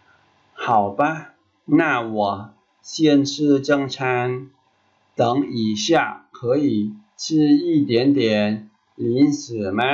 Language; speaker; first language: Chinese; non-native, fluent; Khmer